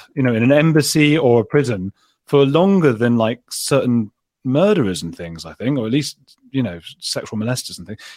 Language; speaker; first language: English; native; English